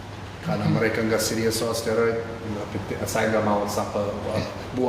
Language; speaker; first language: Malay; non-native, fluent; English